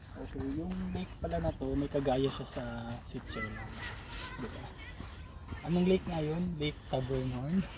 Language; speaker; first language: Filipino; native; Filipino